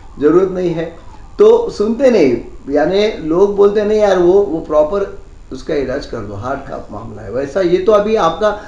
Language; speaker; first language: Hindi; non-native, local second language; Marathi